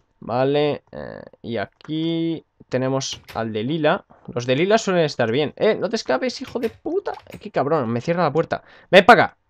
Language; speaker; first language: Spanish; native; Spanish